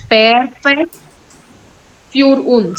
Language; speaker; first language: German; non-native, learner; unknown